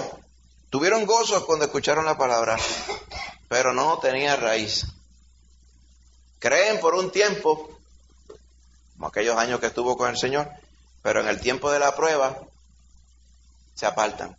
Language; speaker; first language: Spanish; native; Spanish